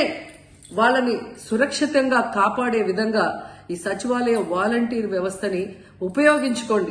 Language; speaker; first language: Telugu; native; Telugu